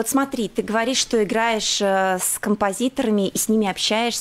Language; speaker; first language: Russian; native; Russian